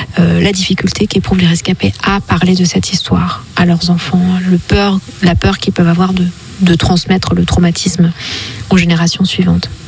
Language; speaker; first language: French; non-native, local second language; Kinyarwanda